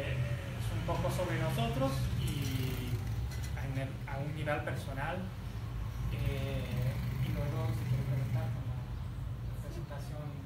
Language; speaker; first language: Spanish; early bilingual, heritage; Spanish